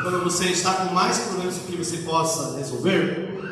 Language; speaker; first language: Portuguese; native; Portuguese